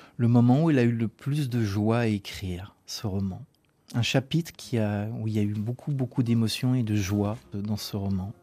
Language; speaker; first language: French; native; French